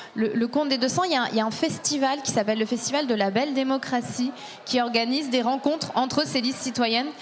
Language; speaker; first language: French; native; French